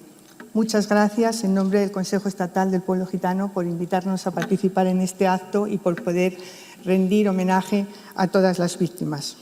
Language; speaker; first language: Spanish; native; Spanish